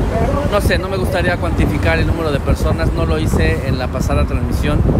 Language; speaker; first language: Spanish; native; Spanish